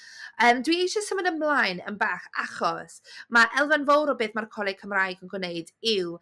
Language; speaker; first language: Welsh; native; Welsh